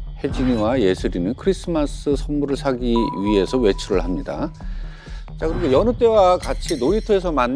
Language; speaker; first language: Korean; native; Korean